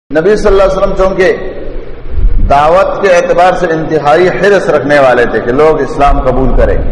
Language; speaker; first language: Urdu; non-native, local second language; Pashto